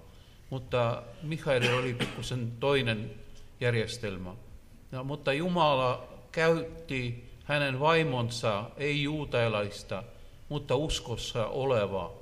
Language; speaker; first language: Finnish; non-native, learner; Russian